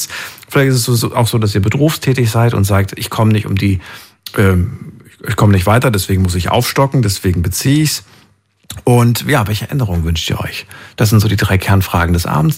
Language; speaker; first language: German; native; German